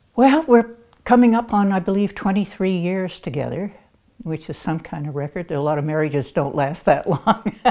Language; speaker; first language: English; native; English